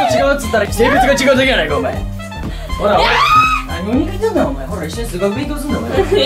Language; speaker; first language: Japanese; native; Japanese